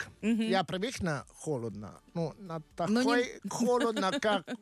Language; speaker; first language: Russian; non-native, learner; Italian